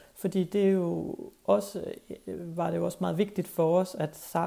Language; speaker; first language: Danish; native; Danish